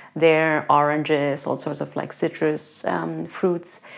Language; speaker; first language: English; non-native, fluent; Italian